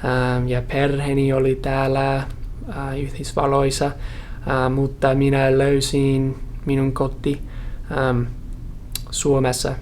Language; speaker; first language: Finnish; non-native, fluent; English